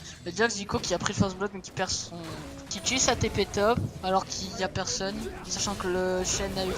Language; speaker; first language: French; native; French